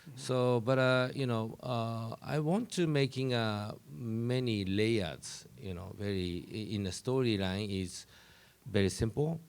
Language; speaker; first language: English; non-native, learner; Japanese